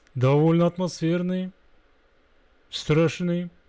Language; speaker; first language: Russian; non-native, local second language; Kazakh